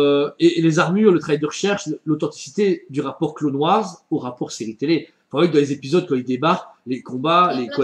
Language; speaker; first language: French; native; French